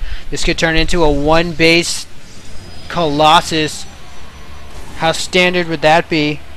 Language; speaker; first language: English; native; English